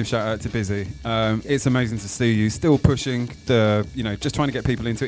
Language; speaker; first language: English; native; English